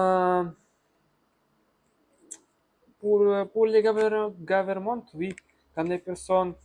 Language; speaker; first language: French; non-native, learner; Russian